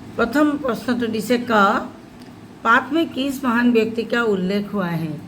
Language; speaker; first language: Hindi; non-native, local second language; Assamese